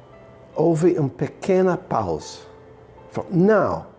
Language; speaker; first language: Portuguese; non-native, fluent; English